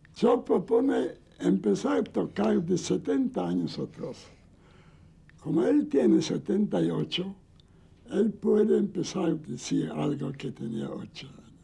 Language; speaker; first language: Spanish; non-native, learner; Yiddish